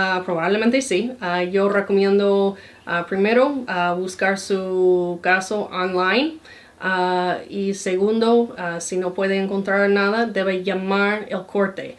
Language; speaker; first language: Spanish; non-native, fluent; English